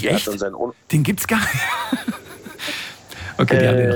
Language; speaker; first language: German; native; German